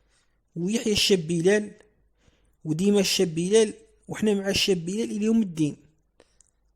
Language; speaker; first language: Arabic; native; Arabic